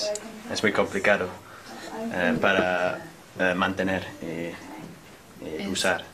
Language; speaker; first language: Spanish; non-native, learner; English